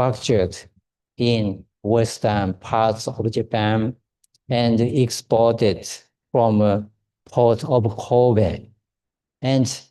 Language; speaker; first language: English; non-native, fluent; Japanese